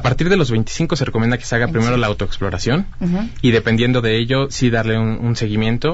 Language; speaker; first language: Spanish; native; Spanish